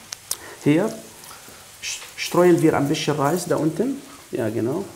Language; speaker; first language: German; non-native, fluent; Arabic